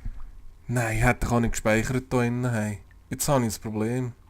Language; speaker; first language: German; native; German